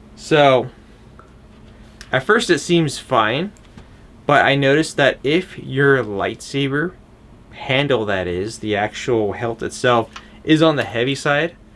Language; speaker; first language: English; native; English